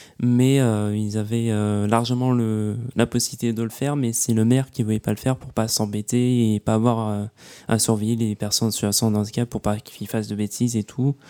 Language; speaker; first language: French; native; French